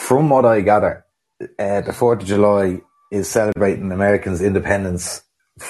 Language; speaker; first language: English; native; English